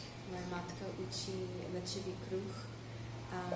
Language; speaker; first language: Czech; non-native, fluent; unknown